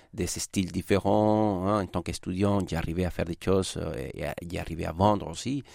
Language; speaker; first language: French; non-native, fluent; Spanish